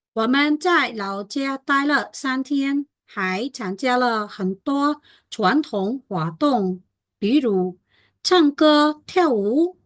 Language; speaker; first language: Chinese; non-native, fluent; Khmer